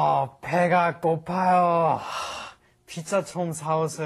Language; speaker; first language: Korean; non-native, learner; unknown